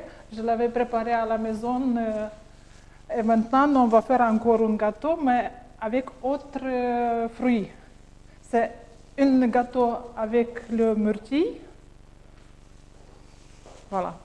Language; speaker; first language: French; non-native, learner; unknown